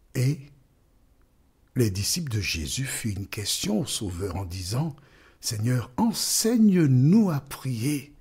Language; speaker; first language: French; native; French